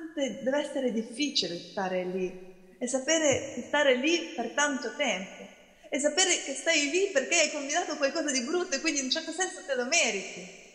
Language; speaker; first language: Italian; non-native, fluent; Ukrainian